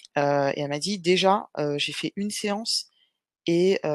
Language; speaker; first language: French; native; French